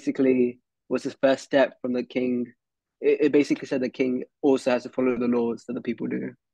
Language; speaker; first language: English; early bilingual, other home language; Hindi